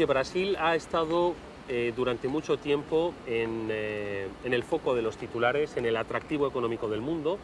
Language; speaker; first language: Spanish; native; Spanish